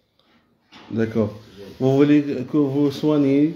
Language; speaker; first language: French; non-native, local second language; Arabic